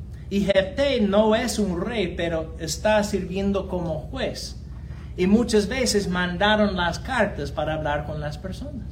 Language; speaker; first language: Spanish; non-native, fluent; English